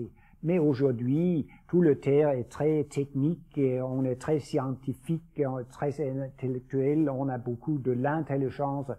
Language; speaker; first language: French; non-native, fluent; Danish